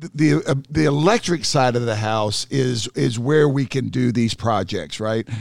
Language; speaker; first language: English; native; English